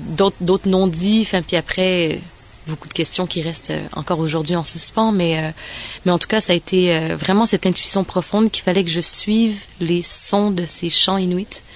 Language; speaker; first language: French; native; French